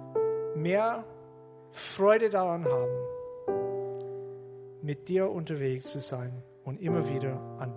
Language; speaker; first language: German; non-native, fluent; English